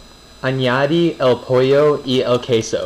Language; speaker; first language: Spanish; non-native, learner; English